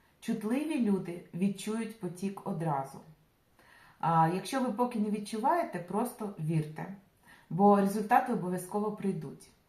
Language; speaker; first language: Ukrainian; non-native, local second language; Russian